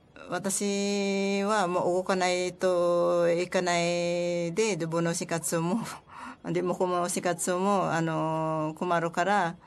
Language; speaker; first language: Japanese; non-native, learner; Filipino